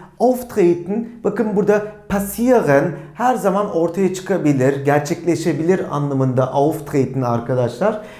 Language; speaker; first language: Turkish; native; Turkish